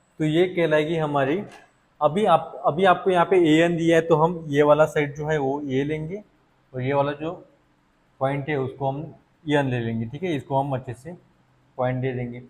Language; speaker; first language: Hindi; non-native, local second language; Marathi